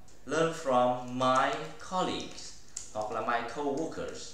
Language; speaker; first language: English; non-native, fluent; Vietnamese